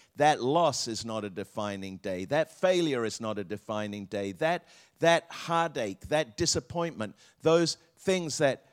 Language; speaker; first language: English; native; English